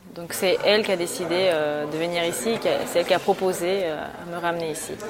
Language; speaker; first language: French; early bilingual, other home language; Spanish